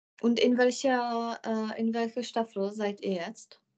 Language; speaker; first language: German; non-native, fluent; Czech